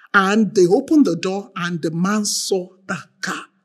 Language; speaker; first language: English; non-native, local second language; Yoruba